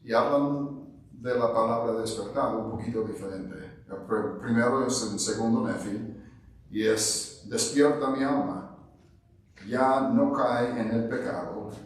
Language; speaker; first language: Spanish; non-native, fluent; English